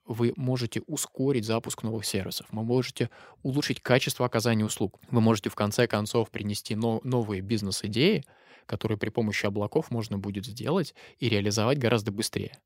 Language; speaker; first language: Russian; native; Russian